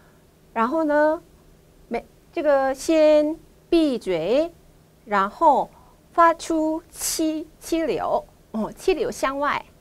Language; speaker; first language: Chinese; non-native, fluent; Korean